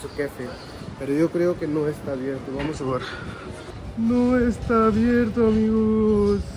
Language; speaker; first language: Spanish; non-native, learner; Hindi